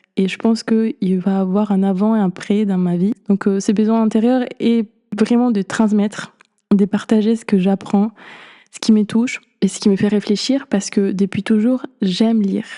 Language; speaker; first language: French; non-native, fluent; Spanish